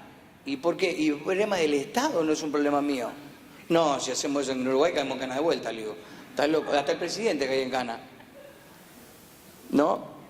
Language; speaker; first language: Spanish; native; Spanish